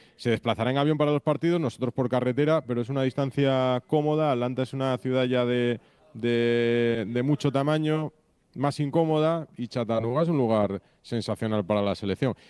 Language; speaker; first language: Spanish; native; Spanish